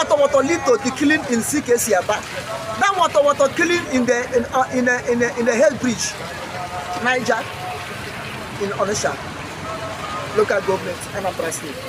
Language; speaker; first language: English; non-native, local second language; Igbo